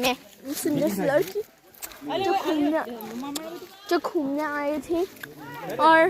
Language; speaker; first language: Hindi; non-native, local second language; Assamese